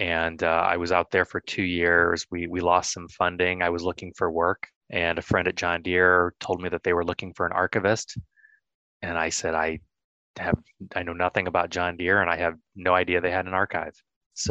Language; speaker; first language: English; native; English